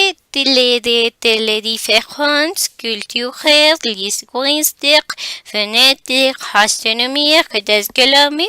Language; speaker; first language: French; non-native, learner; Spanish